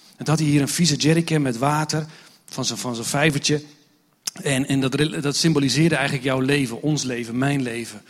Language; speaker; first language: Dutch; non-native, fluent; English